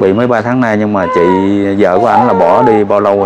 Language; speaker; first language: Vietnamese; native; Vietnamese